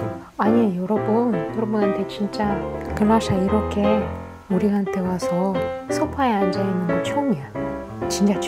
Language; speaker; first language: Korean; non-native, fluent; Russian